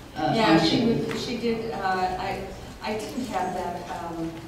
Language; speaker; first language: English; native; English